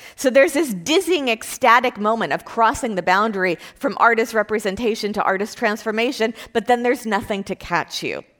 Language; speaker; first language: English; native; English